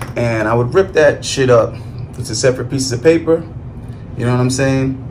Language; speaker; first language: English; native; English